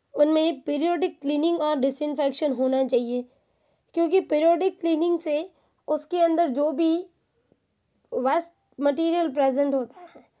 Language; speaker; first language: Hindi; non-native, local second language; Gujarati